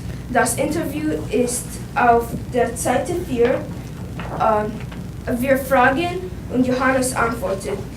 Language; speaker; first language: German; non-native, learner; English